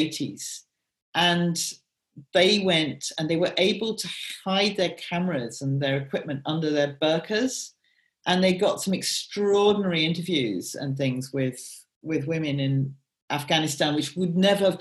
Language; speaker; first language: English; native; English